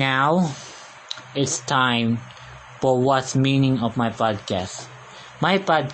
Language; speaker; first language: English; non-native, local second language; Filipino